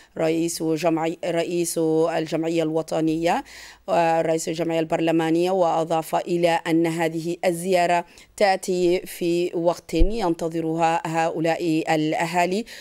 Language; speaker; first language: Arabic; non-native, local second language; Somali